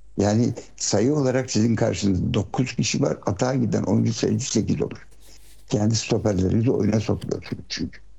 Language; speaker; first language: Turkish; early bilingual, heritage; Turkish